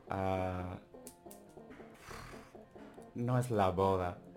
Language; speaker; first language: Spanish; non-native, learner; English